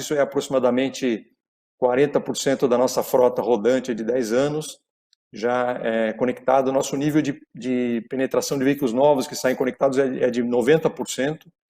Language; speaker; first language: Portuguese; native; Portuguese